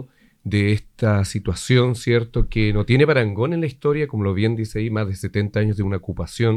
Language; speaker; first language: Spanish; native; Spanish